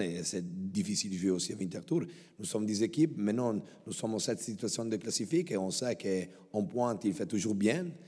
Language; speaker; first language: French; non-native, local second language; Italian